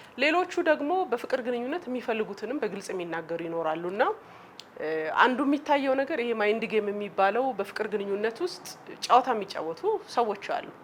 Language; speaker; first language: Amharic; native; Amharic